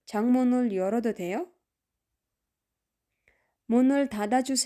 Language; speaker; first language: Korean; non-native, fluent; Kyrgyz